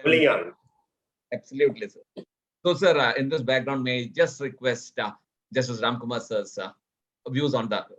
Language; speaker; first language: English; non-native, local second language; Malayalam